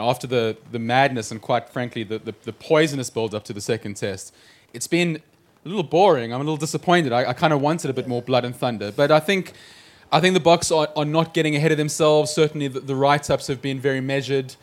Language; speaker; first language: English; native; English